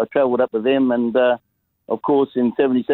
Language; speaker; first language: English; native; English